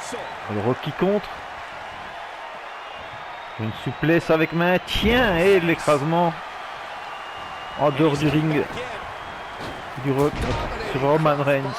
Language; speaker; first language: French; native; French